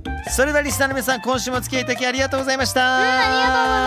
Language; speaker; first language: Japanese; early bilingual, heritage; Japanese